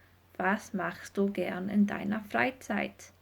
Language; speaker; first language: German; non-native, fluent; English